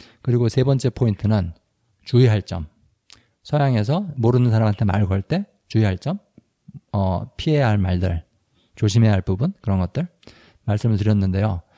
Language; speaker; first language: Korean; native; Korean